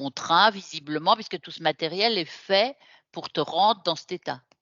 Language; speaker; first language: French; native; French